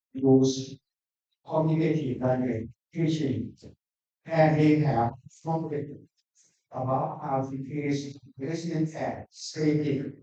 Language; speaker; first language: English; non-native, learner; Thai